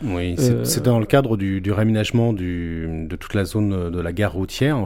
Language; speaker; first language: French; native; French